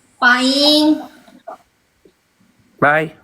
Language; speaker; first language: English; non-native, learner; Korean